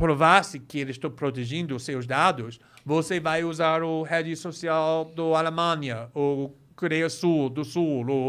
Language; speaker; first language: Portuguese; non-native, fluent; English